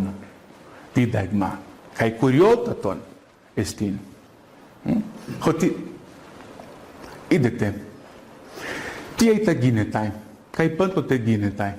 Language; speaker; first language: Greek; non-native, fluent; Portuguese